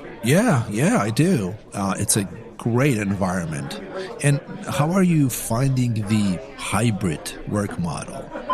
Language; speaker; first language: English; non-native, fluent; Polish